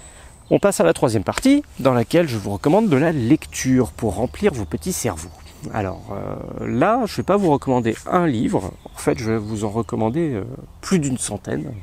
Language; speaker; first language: French; native; French